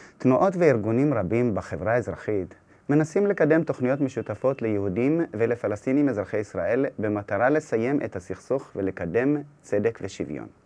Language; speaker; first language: Hebrew; native; Hebrew